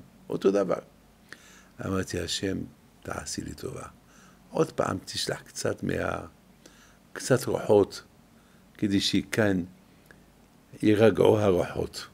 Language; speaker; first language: Hebrew; non-native, fluent; French